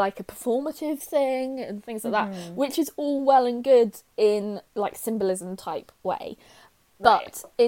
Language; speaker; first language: English; native; English